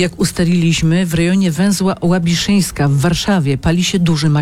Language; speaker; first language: Polish; native; Polish